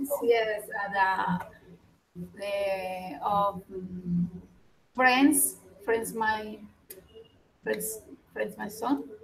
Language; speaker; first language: English; non-native, learner; Spanish